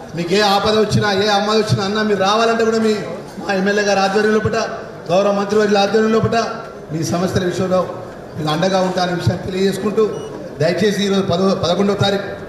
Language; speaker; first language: Telugu; native; Telugu